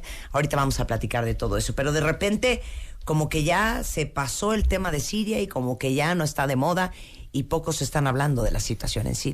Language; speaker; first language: Spanish; native; Spanish